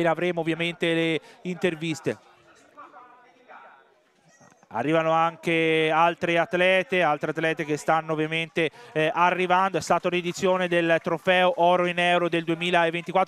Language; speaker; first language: Italian; native; Italian